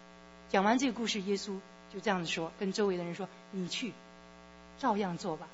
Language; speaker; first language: Chinese; native; Chinese